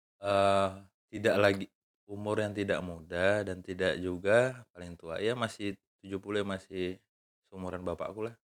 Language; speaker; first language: Indonesian; native; Indonesian